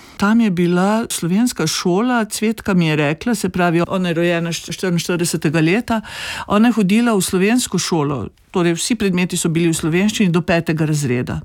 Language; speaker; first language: Slovenian; native; Slovenian